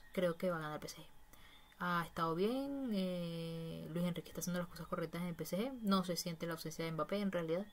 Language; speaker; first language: Spanish; native; Spanish